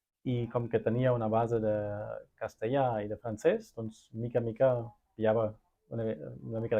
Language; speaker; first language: Catalan; non-native, fluent; German